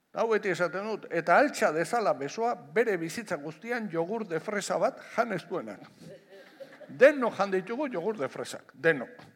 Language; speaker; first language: Basque; non-native, local second language; Spanish